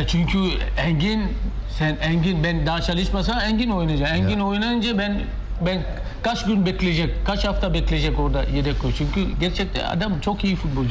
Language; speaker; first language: Turkish; non-native, learner; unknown